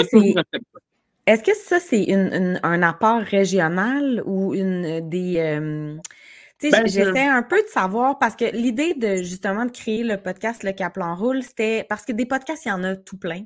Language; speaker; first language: French; native; French